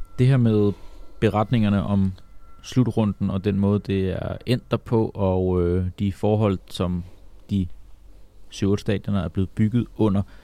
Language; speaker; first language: Danish; native; Danish